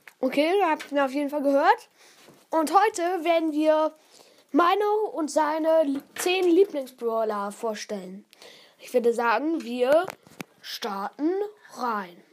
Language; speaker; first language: German; native; German